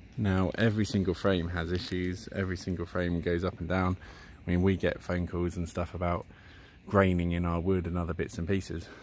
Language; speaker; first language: English; native; English